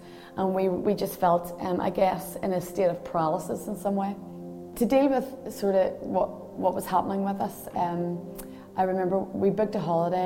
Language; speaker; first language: English; native; English